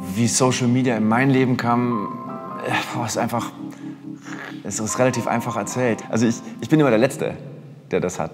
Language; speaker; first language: German; native; German